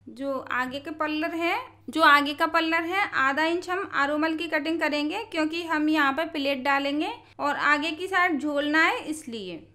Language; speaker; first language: Hindi; native; Hindi